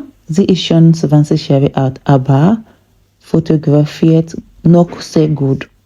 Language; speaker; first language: German; non-native, fluent; English